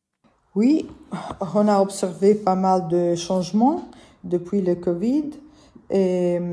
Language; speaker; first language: French; non-native, fluent; Italian